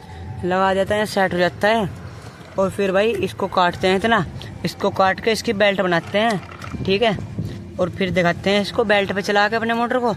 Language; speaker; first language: Hindi; native; Hindi